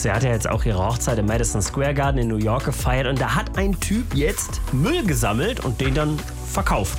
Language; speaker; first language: German; native; German